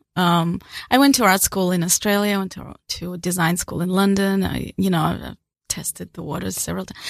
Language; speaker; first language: English; non-native, fluent; Russian